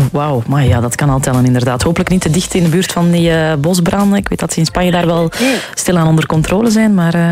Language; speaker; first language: Dutch; native; Dutch